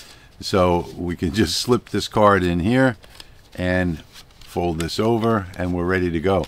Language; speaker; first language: English; native; English